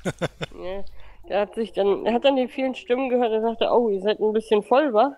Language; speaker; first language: German; native; German